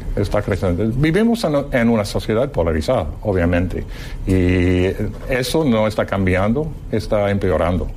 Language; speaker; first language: Spanish; non-native, fluent; English